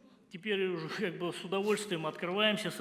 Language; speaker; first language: Russian; native; Russian